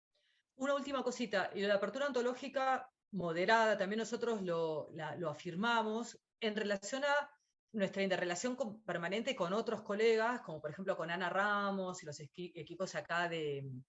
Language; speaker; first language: Spanish; native; Spanish